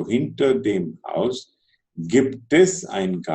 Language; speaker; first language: German; non-native, fluent; Telugu